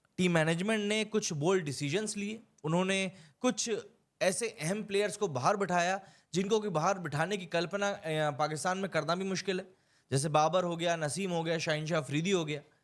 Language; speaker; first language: Hindi; native; Hindi